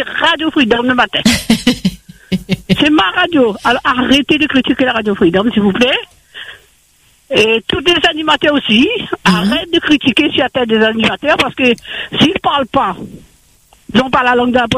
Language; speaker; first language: French; non-native, local second language; Réunion Creole French